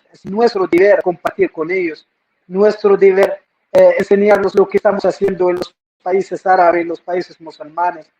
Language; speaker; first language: Spanish; non-native, fluent; Arabic